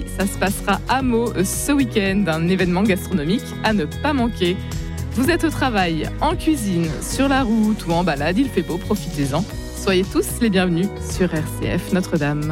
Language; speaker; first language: French; native; French